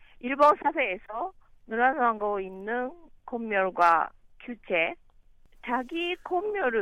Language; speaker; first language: Korean; non-native, learner; Japanese